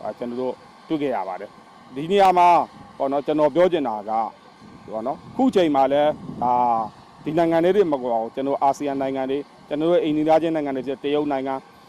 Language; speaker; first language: Burmese; native; Burmese